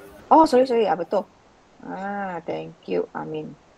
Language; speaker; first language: English; non-native, local second language; Malay